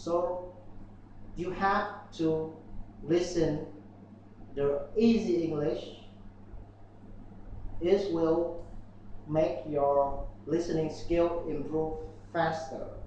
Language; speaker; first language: English; non-native, learner; Vietnamese